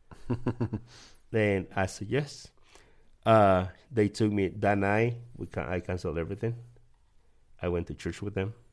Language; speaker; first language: English; early bilingual, other home language; Spanish